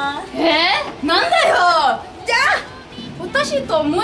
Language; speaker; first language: Japanese; non-native, learner; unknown